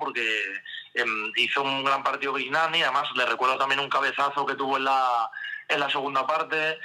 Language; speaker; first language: Spanish; native; Spanish